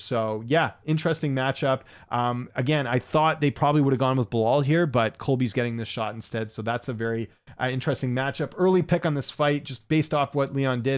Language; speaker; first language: English; native; English